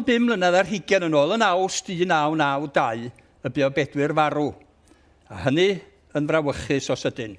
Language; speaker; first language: Welsh; native; Welsh